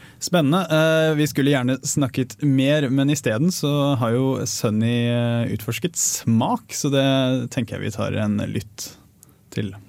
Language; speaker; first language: Norwegian; native; Norwegian